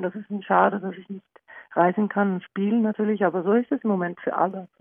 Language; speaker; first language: German; non-native, learner; Norwegian